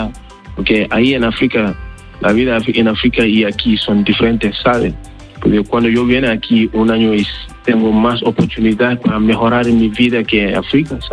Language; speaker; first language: Spanish; non-native, learner; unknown